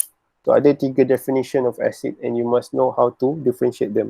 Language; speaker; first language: English; non-native, local second language; Malay